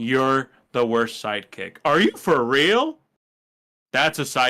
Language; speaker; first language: English; native; English